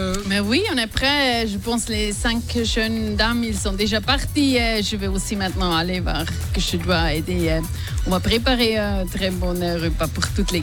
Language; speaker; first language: French; non-native, local second language; German